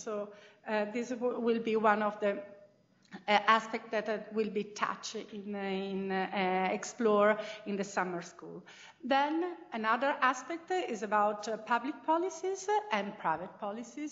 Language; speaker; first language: English; non-native, fluent; Italian